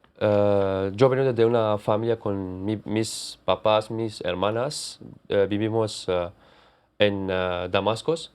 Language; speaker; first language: Spanish; non-native, fluent; Kurdish